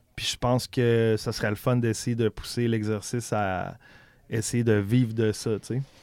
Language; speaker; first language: French; native; French